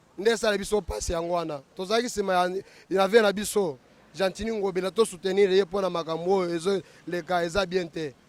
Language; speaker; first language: Lingala; native; Lingala